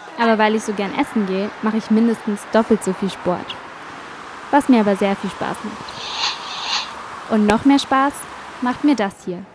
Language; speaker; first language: German; native; German